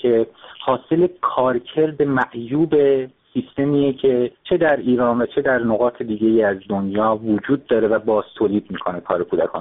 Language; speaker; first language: Persian; native; Persian